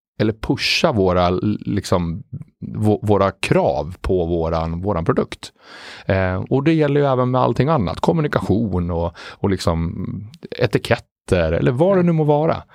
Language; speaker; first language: Swedish; native; Swedish